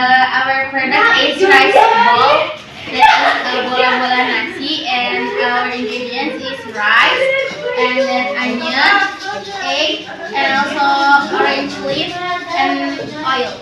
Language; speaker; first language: English; non-native, learner; Indonesian